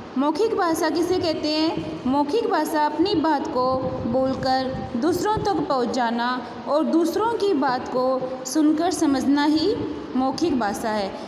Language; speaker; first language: Hindi; native; Hindi